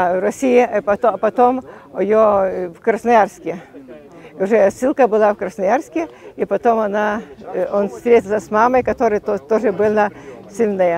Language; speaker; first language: Russian; non-native, fluent; Lithuanian